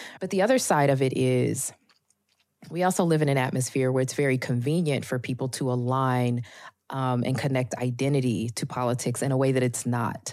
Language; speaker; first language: English; native; English